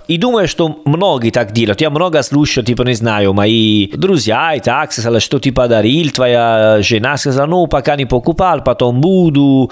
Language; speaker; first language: Russian; non-native, learner; Italian